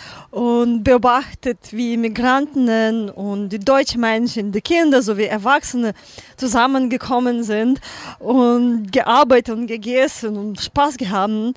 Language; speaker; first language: German; non-native, learner; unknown